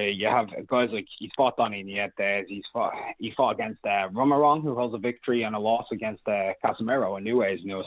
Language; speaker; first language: English; native; English